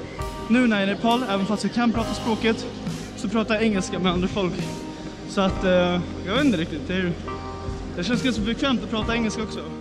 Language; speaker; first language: Swedish; early bilingual, other home language; Nepali